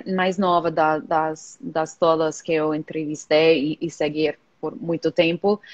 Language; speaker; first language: Portuguese; non-native, fluent; English